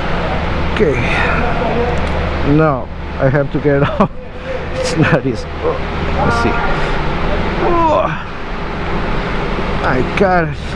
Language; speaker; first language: English; non-native, fluent; Portuguese